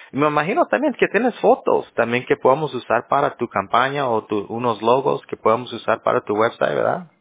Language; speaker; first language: Spanish; early bilingual, heritage; Spanish